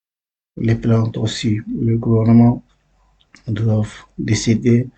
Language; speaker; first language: French; non-native, learner; Uzbek